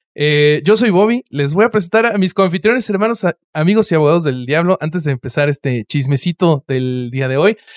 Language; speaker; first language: Spanish; native; Spanish